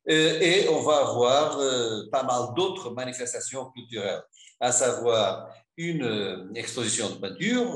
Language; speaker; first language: French; non-native, fluent; Portuguese